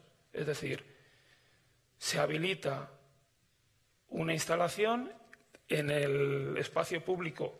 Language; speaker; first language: Spanish; native; Spanish